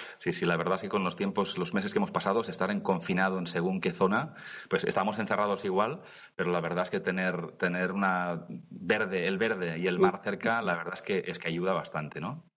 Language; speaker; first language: Spanish; non-native, local second language; Catalan